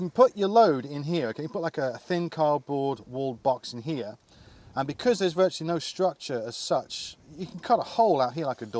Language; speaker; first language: English; native; English